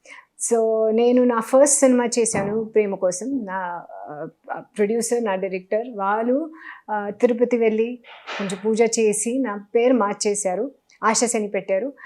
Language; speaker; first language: Telugu; non-native, local second language; Hindi